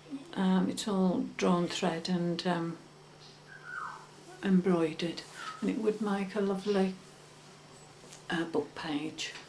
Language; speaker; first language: English; native; English